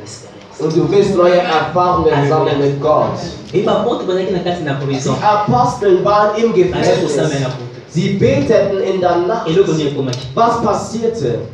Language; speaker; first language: German; non-native, learner; French